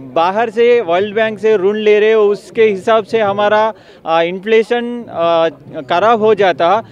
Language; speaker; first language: Hindi; non-native, local second language; Telugu